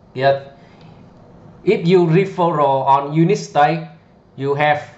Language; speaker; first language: English; non-native, learner; Vietnamese